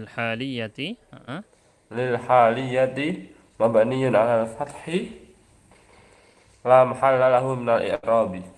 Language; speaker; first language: Arabic; non-native, learner; Indonesian